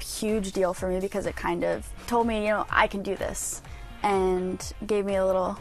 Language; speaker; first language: English; native; English